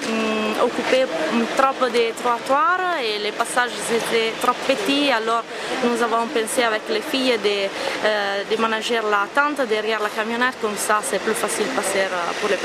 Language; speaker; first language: French; non-native, learner; Italian